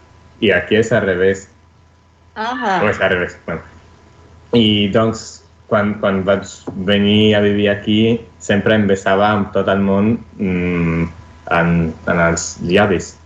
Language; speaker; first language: Catalan; non-native, learner; Italian